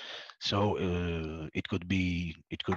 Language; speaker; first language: English; non-native, fluent; Italian